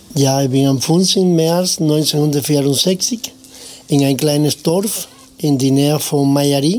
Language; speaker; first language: German; non-native, fluent; Spanish